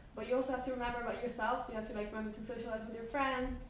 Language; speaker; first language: English; non-native, fluent; Polish